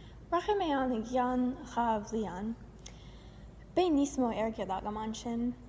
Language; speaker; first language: Irish; non-native, learner; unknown